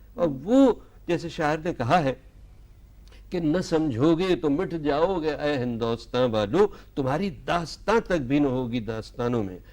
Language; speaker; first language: Hindi; non-native, local second language; Gujarati